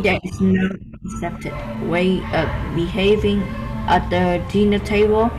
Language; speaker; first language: English; non-native, learner; Vietnamese